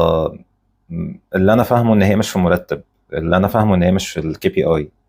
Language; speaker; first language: Arabic; native; Arabic